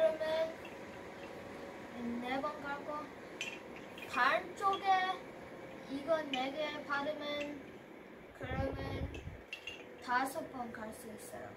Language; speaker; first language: Korean; early bilingual, heritage; Korean